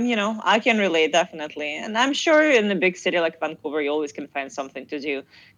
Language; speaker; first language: English; non-native, fluent; Russian